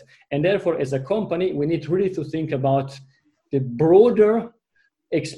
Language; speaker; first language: English; non-native, fluent; Italian